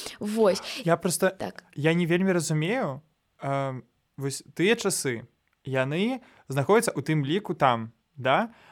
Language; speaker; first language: Belarusian; non-native, local second language; Russian